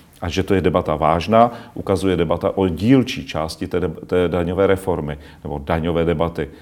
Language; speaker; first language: Czech; native; Czech